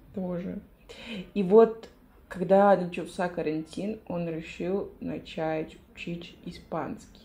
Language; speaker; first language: Russian; non-native, fluent; Spanish